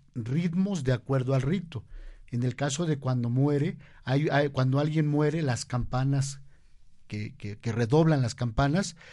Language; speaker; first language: Spanish; native; Spanish